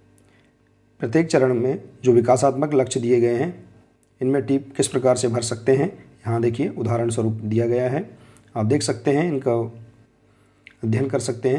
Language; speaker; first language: Hindi; native; Hindi